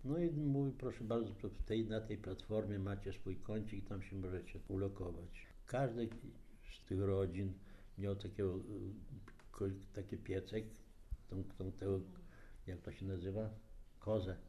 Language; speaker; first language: Polish; native; Polish